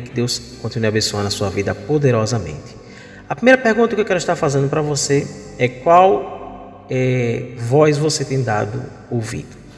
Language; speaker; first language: Portuguese; native; Portuguese